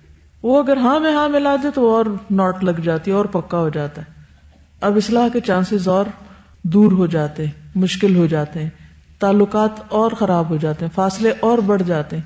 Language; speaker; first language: Urdu; native; Urdu